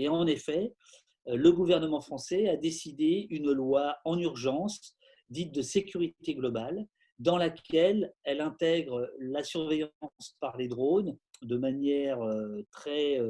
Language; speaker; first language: French; native; French